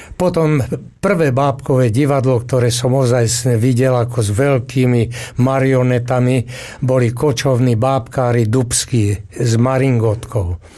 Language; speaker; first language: Slovak; native; Slovak